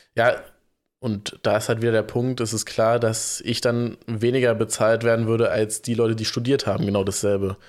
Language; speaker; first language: German; native; German